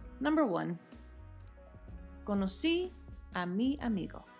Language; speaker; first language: Spanish; non-native, fluent; English